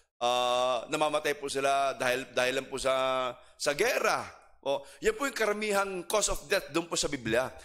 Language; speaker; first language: Filipino; non-native, local second language; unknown